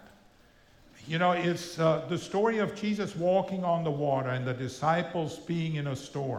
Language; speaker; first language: English; non-native, fluent; German